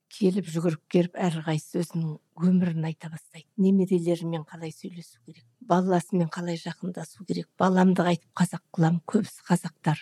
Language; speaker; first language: Kazakh; native; Kazakh